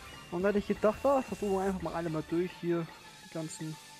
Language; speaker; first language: German; native; German